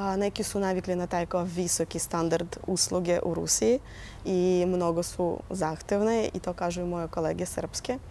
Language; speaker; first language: Serbian; non-native, fluent; Russian